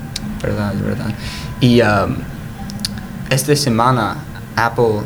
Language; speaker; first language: Spanish; non-native, fluent; English